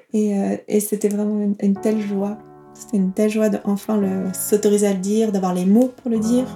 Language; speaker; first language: French; native; French